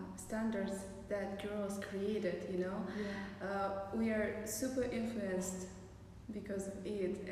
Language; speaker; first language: English; non-native, fluent; Kazakh